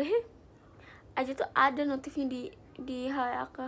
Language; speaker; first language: Indonesian; native; Indonesian